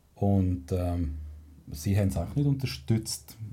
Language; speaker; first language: German; non-native, fluent; Spanish